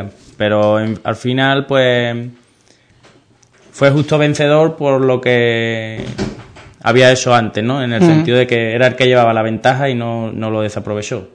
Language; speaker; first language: Spanish; native; Spanish